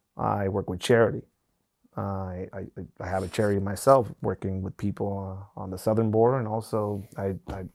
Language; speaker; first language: English; non-native, fluent; Spanish